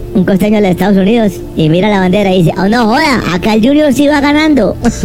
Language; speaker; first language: Spanish; native; Spanish